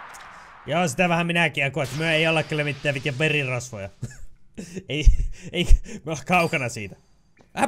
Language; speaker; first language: Finnish; native; Finnish